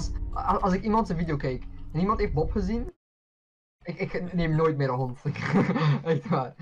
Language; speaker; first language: Dutch; native; Dutch